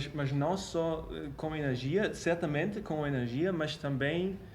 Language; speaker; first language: Portuguese; non-native, fluent; German